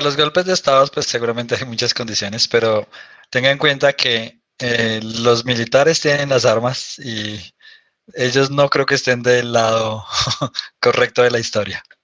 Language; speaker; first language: Spanish; native; Spanish